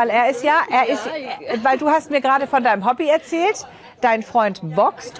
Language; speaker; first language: German; native; German